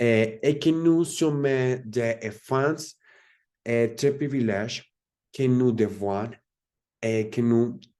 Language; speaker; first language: French; non-native, learner; Spanish